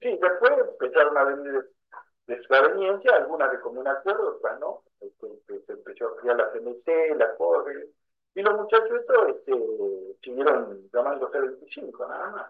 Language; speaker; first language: Spanish; native; Spanish